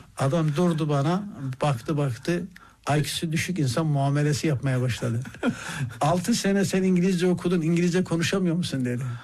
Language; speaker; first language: Turkish; native; Turkish